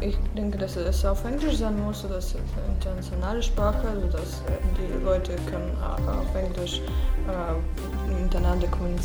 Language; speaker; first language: German; non-native, fluent; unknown